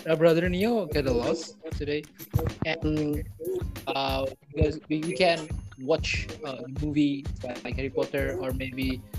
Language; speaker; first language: English; non-native, learner; Indonesian